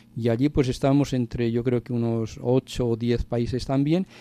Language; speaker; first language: Spanish; native; Spanish